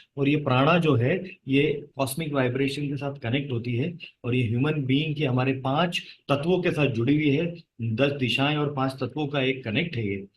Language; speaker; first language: Hindi; native; Hindi